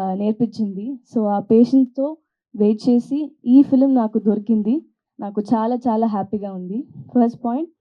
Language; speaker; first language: Telugu; non-native, learner; Tamil